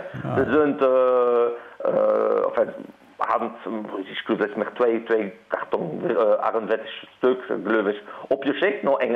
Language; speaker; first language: German; non-native, learner; Dutch